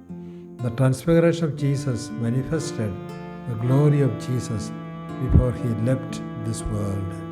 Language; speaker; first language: English; non-native, local second language; Malayalam